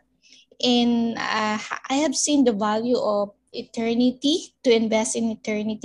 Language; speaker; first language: English; non-native, local second language; Filipino